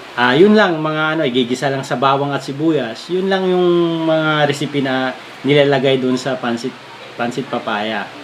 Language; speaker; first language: Filipino; non-native, local second language; Cebuano